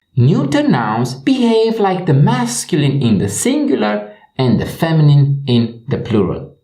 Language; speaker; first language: English; non-native, fluent; Romanian